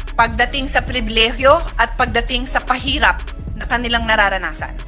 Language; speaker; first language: Filipino; native; Filipino